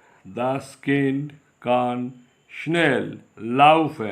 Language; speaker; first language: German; non-native, fluent; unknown